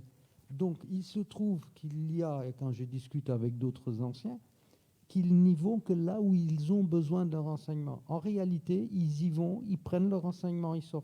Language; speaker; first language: French; native; French